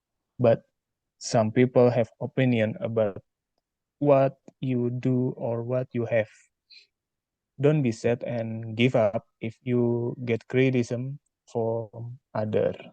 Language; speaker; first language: English; non-native, learner; Indonesian